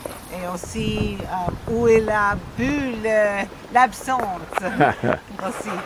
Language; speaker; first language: French; non-native, learner; English